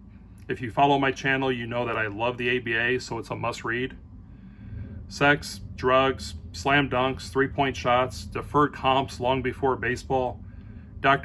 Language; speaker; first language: English; native; English